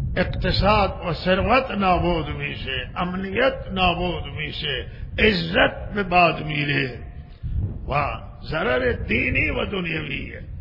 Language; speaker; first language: Persian; non-native, local second language; Baluchi